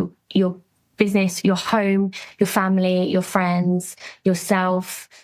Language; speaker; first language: English; native; English